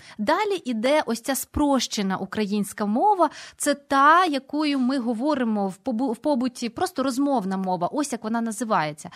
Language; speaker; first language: Ukrainian; native; Ukrainian